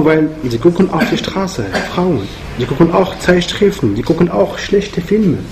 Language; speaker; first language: German; non-native, fluent; Arabic